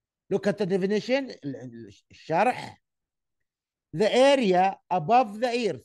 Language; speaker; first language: English; non-native, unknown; Arabic